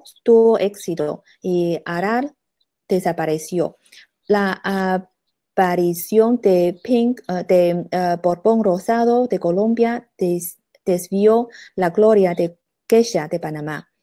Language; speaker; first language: Spanish; non-native, fluent; Chinese